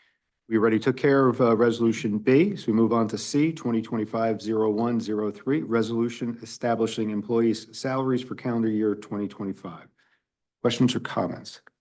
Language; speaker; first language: English; native; English